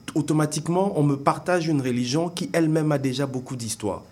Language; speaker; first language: French; non-native, local second language; Lingala